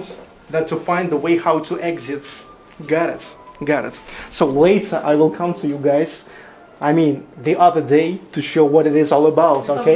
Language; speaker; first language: English; non-native, fluent; Russian